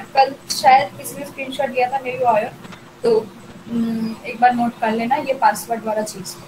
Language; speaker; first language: Hindi; non-native, local second language; Bangla